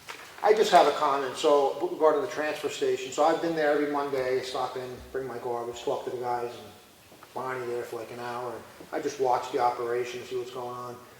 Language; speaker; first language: English; native; English